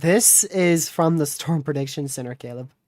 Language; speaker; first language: English; native; English